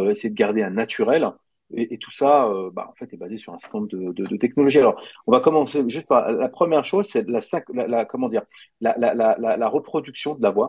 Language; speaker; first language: French; native; French